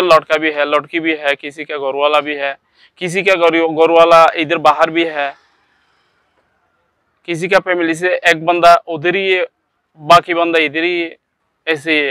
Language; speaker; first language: Hindi; non-native, learner; Rohingya